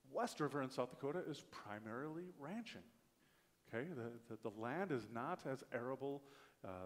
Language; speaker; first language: English; native; English